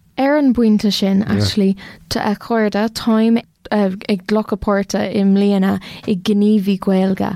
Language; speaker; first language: Irish; non-native, local second language; English